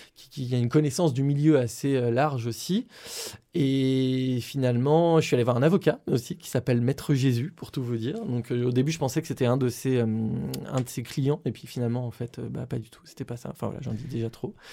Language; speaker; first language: French; native; French